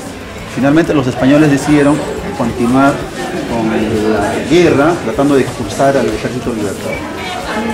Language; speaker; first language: Spanish; native; Spanish